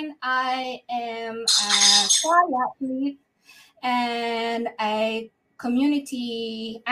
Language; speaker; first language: English; non-native, local second language; Filipino